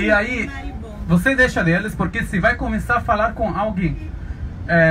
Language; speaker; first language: Portuguese; non-native, learner; Arabic